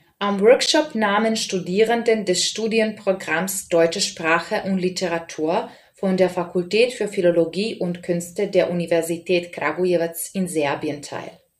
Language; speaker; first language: German; non-native, fluent; Serbian